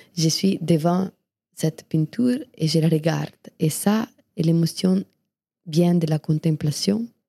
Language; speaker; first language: French; non-native, fluent; Italian